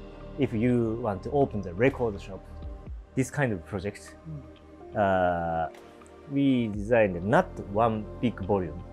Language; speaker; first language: English; non-native, learner; Japanese